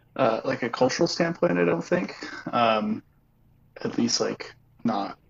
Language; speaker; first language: English; native; English